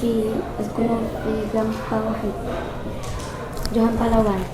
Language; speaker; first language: Arabic; non-native, learner; Indonesian